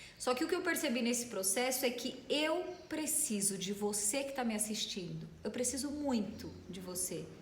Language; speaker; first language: Portuguese; native; Portuguese